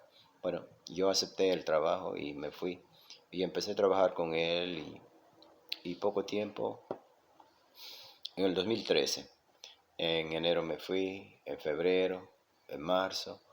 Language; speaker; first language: Spanish; non-native, local second language; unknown